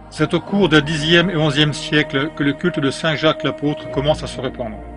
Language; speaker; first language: French; native; French